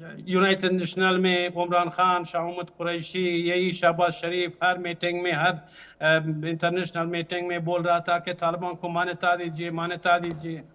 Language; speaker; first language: Hindi; non-native, fluent; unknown